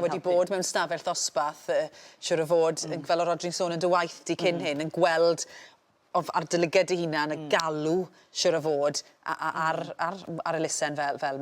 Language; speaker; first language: Welsh; native; Welsh